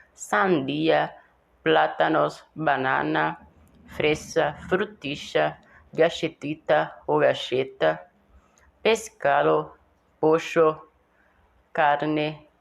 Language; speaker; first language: Spanish; non-native, learner; Portuguese